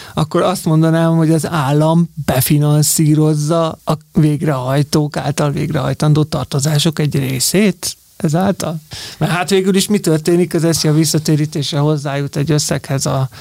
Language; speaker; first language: Hungarian; native; Hungarian